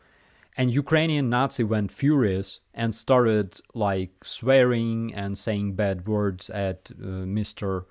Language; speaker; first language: English; non-native, fluent; Ukrainian